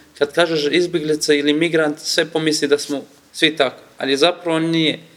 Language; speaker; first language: Serbian; non-native, learner; Kurdish